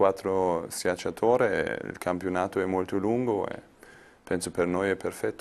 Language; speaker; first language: Italian; non-native, learner; German